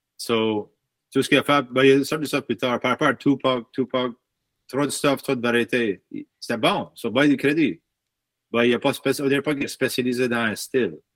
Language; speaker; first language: French; native; French